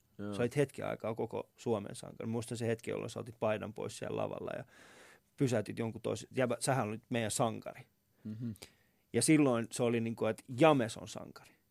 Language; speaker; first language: Finnish; non-native, fluent; Persian